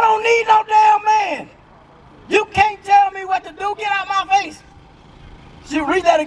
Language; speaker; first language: English; native; English